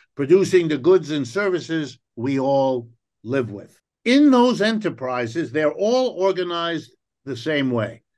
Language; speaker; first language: English; native; English